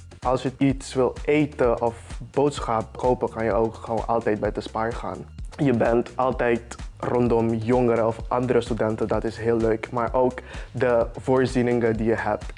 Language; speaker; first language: Dutch; non-native, local second language; Papiamento